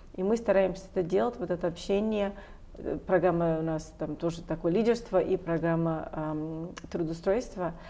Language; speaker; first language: Russian; non-native, fluent; English